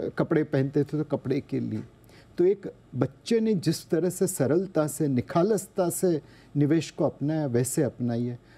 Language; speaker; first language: Hindi; non-native, local second language; Gujarati